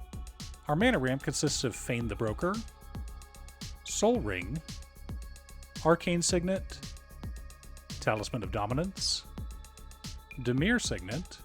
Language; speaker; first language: English; native; English